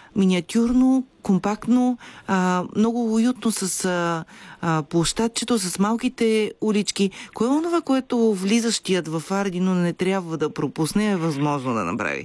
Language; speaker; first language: Bulgarian; native; Bulgarian